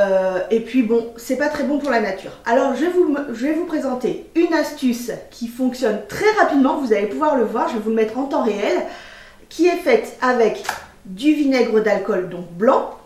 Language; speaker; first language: French; native; French